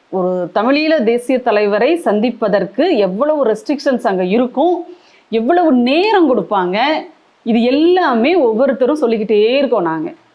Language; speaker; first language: Tamil; native; Tamil